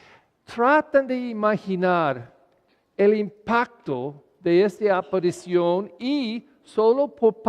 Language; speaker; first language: Spanish; non-native, fluent; English